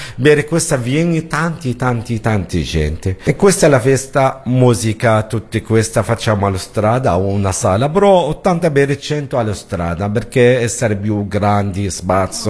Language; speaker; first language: Italian; non-native, learner; Arabic